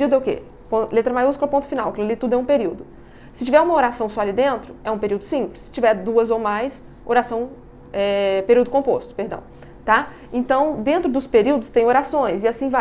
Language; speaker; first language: Portuguese; native; Portuguese